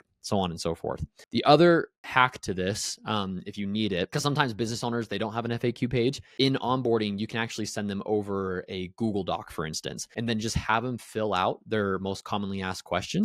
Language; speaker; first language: English; native; English